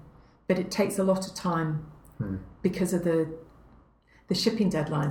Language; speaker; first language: English; native; English